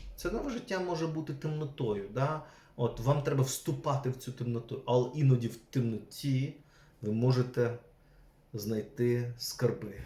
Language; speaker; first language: Ukrainian; non-native, local second language; Russian